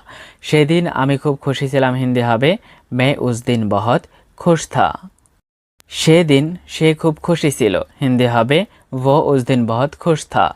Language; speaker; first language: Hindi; non-native, fluent; Bangla